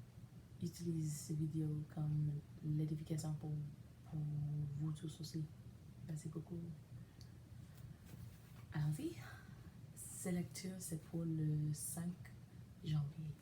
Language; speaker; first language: French; non-native, learner; English